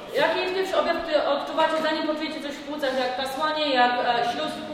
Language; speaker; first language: Polish; native; Polish